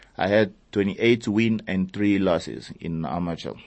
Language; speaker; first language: English; early bilingual, other home language; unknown